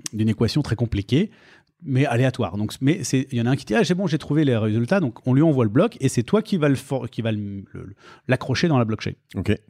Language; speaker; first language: French; native; French